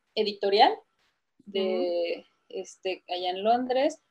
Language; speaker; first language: Spanish; native; Spanish